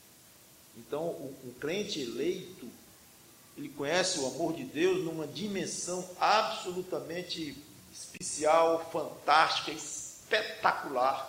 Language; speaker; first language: Portuguese; native; Portuguese